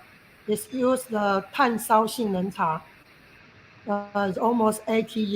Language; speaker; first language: English; non-native, learner; Chinese